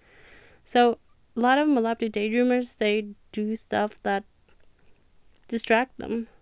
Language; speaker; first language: English; non-native, fluent; Norwegian